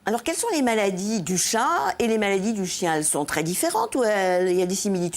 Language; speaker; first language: French; native; French